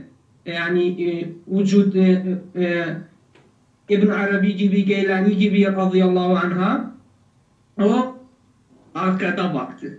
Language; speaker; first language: Turkish; non-native, learner; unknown